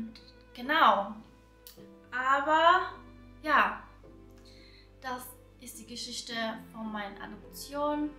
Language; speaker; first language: German; early bilingual, other home language; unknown